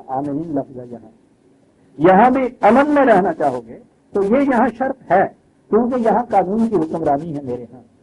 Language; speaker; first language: Urdu; non-native, local second language; Punjabi